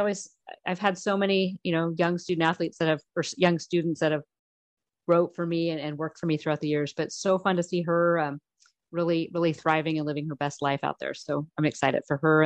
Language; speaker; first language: English; native; English